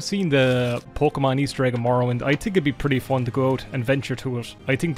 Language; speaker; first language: English; native; English